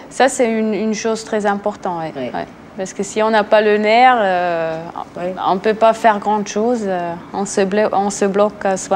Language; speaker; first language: French; non-native, local second language; German